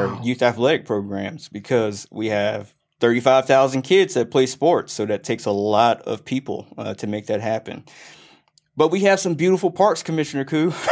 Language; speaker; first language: English; native; English